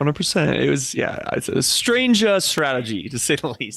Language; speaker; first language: English; native; English